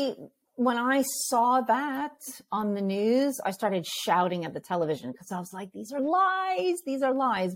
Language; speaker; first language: English; early bilingual, other home language; Ukrainian